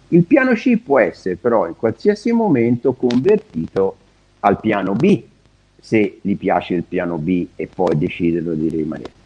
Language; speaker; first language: Italian; native; Italian